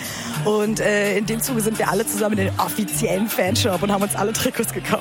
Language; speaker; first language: German; early bilingual, other home language; Kurdish